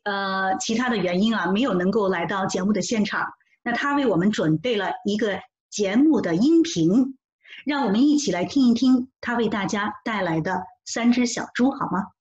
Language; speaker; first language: Chinese; native; Chinese